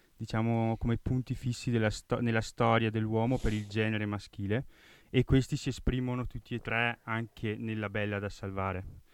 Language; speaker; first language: Italian; native; Italian